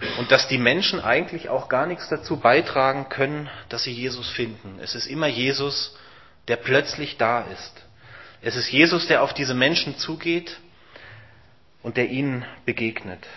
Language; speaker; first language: German; native; German